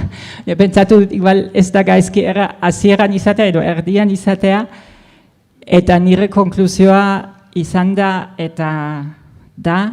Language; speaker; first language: Basque; non-native, fluent; German